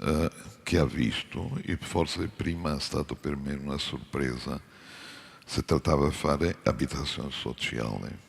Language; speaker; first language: Italian; non-native, fluent; Portuguese